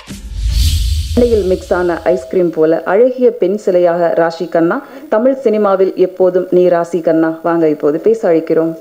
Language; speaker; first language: Tamil; native; Tamil